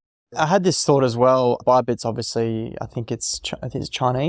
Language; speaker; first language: English; native; English